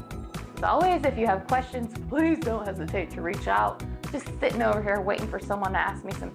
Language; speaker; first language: English; native; English